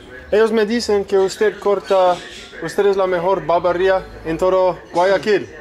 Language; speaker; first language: Spanish; non-native, learner; English